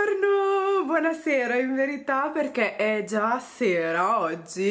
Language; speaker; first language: Italian; native; Italian